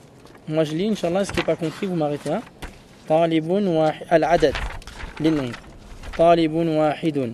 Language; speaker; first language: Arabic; non-native, fluent; French